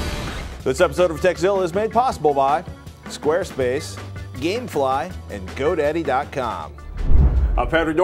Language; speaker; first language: English; native; English